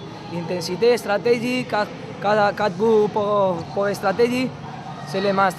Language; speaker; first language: French; non-native, learner; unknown